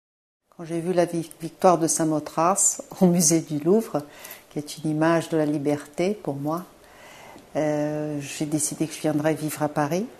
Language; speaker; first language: French; non-native, fluent; Portuguese